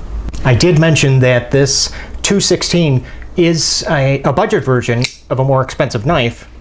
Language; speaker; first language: English; native; English